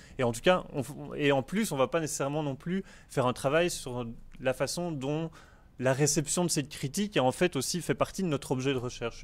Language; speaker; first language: French; native; French